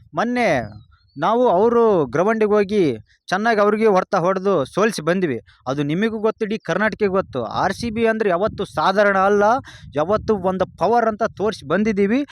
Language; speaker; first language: Kannada; native; Kannada